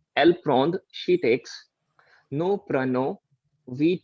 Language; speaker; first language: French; non-native, learner; Hindi